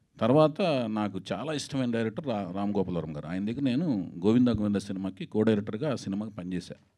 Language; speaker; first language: Telugu; native; Telugu